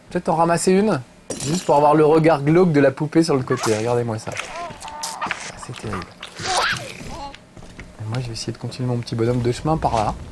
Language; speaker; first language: French; native; French